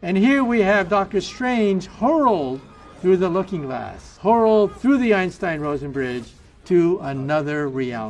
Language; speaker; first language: English; native; English